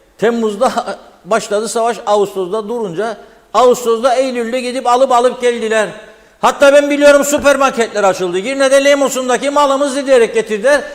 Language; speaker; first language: Turkish; native; Turkish